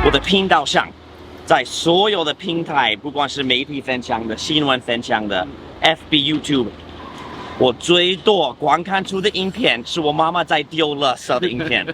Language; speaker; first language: Chinese; non-native, fluent; English